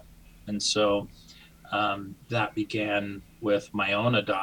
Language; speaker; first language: English; native; English